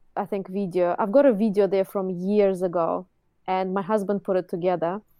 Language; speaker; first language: English; non-native, fluent; Russian